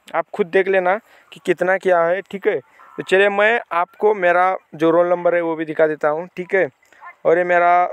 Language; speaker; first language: Hindi; non-native, local second language; Marathi